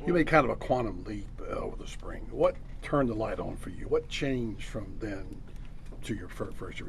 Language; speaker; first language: English; native; English